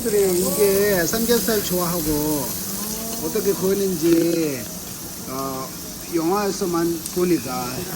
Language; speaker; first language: Korean; non-native, learner; Tibetan